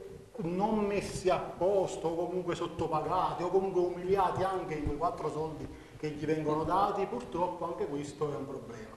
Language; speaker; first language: Italian; native; Italian